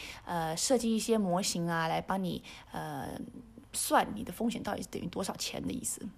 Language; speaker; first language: Chinese; early bilingual, heritage; Chinese